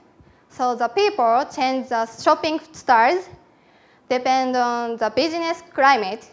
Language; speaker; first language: English; non-native, learner; Japanese